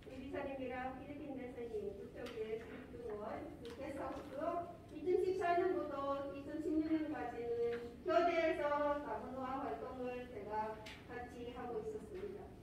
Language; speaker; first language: Korean; non-native, fluent; Filipino